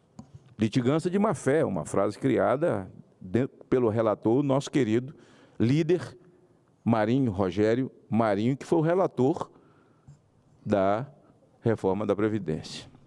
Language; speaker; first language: Portuguese; native; Portuguese